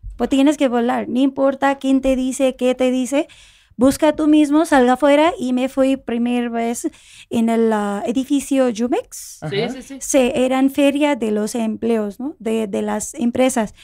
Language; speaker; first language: Spanish; non-native, fluent; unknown